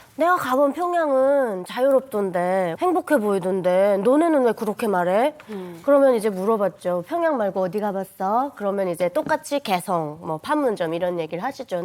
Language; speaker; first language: Korean; native; Korean